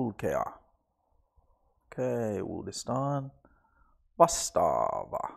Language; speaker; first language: Finnish; non-native, learner; English